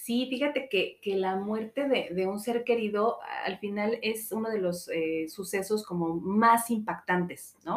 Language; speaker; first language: Spanish; native; Spanish